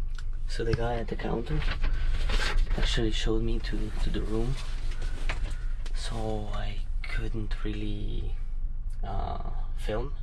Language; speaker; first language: English; non-native, fluent; French